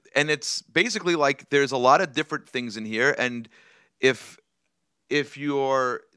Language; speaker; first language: English; native; English